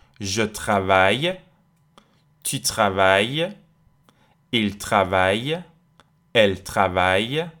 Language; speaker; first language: French; non-native, fluent; Persian